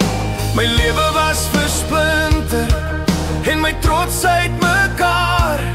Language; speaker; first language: Afrikaans; native; Afrikaans